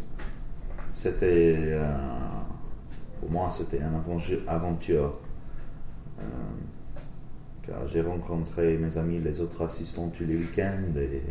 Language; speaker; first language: French; non-native, learner; English